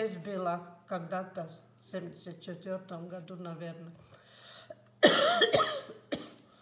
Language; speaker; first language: Russian; non-native, fluent; Latvian